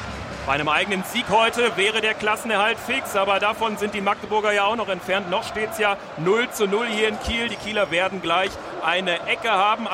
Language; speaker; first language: German; native; German